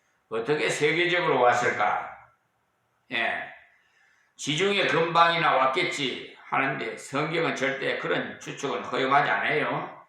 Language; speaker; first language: Korean; native; Korean